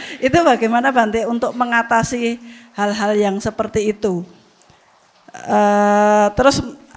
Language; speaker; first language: Indonesian; non-native, local second language; Javanese